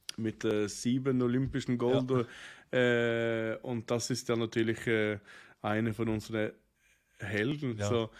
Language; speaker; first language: German; non-native, learner; Norwegian